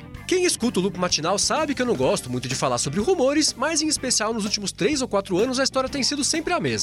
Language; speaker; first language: Portuguese; native; Portuguese